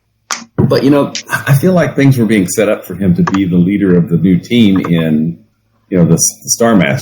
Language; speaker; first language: English; native; English